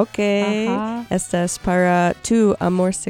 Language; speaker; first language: Spanish; early bilingual, heritage; Spanish